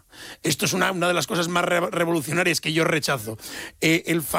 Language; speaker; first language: Spanish; native; Spanish